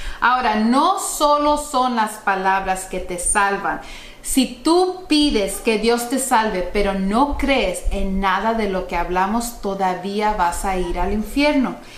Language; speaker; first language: Spanish; non-native, fluent; English